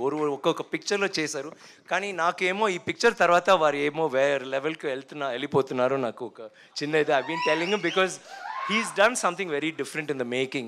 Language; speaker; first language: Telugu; non-native, learner; Tamil